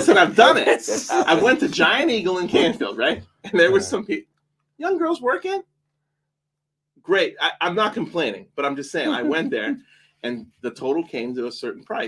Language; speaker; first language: English; native; English